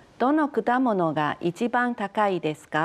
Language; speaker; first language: Japanese; non-native, fluent; Chinese